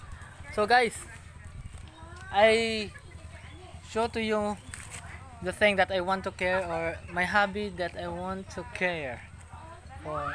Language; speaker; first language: English; non-native, learner; Filipino